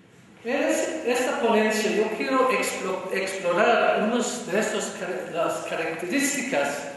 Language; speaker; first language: Spanish; non-native, fluent; English